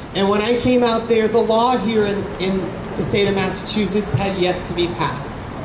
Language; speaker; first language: English; native; English